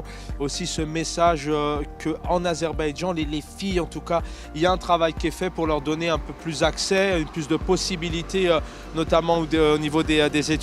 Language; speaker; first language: French; native; French